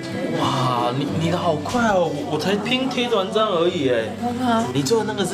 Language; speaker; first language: Chinese; native; Chinese